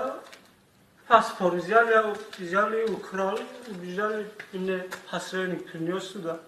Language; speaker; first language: Russian; non-native, learner; Tajik